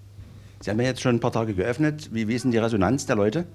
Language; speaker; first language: German; native; German